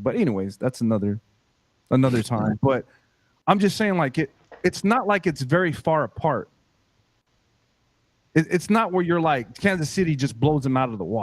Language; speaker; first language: English; native; English